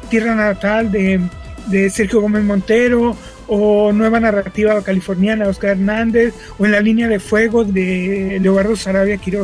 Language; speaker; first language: Spanish; native; Spanish